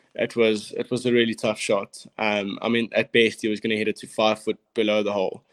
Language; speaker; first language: English; native; English